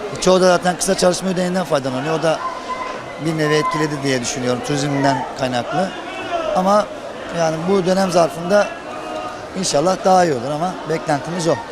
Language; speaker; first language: Turkish; native; Turkish